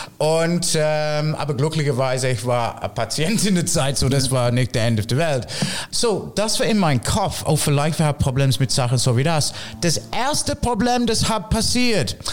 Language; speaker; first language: German; non-native, fluent; English